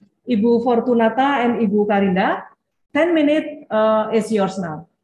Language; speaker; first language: English; non-native, fluent; Indonesian